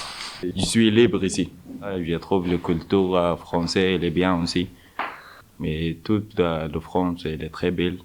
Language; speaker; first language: French; non-native, learner; Arabic